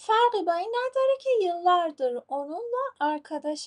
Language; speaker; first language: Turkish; non-native, fluent; Persian